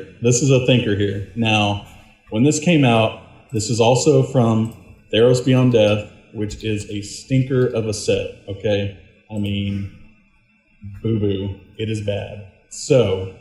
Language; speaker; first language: English; native; English